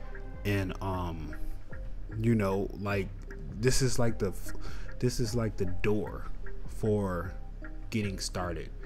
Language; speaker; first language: English; native; English